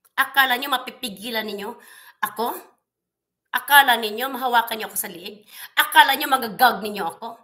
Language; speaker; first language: Filipino; non-native, local second language; Cebuano